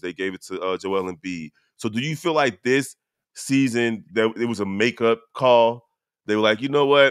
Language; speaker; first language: English; native; English